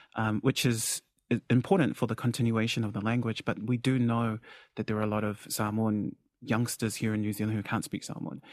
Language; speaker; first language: English; native; English